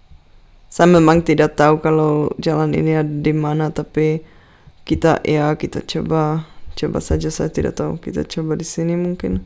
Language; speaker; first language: Indonesian; non-native, fluent; Czech